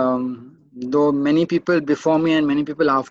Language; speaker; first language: English; non-native, local second language; Marathi